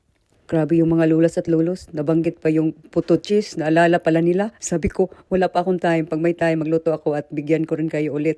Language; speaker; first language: Filipino; native; Filipino